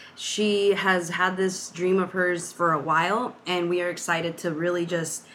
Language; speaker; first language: English; early bilingual, other home language; Spanish